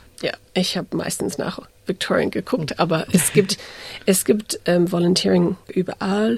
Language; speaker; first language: German; non-native, fluent; English